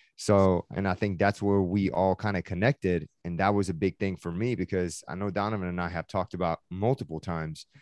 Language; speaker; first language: English; early bilingual, other home language; Persian